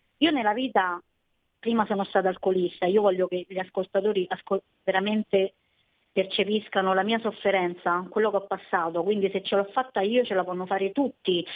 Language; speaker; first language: Italian; native; Italian